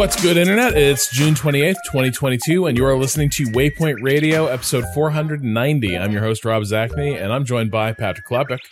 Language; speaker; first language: English; native; English